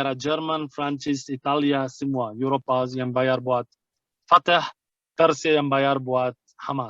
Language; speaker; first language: Indonesian; non-native, fluent; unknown